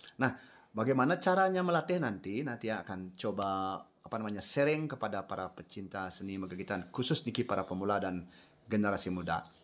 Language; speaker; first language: Indonesian; non-native, local second language; Balinese